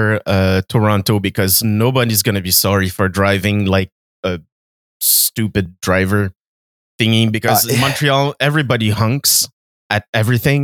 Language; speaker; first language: English; non-native, fluent; French